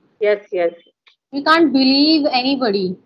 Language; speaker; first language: English; non-native, local second language; Hindi